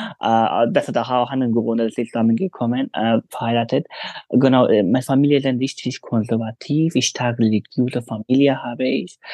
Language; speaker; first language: German; non-native, fluent; Pashto